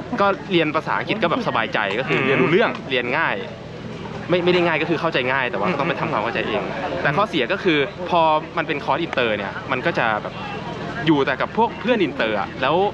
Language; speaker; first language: Thai; native; Thai